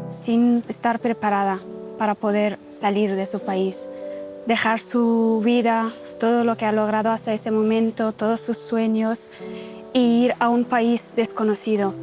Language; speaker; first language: Spanish; non-native, fluent; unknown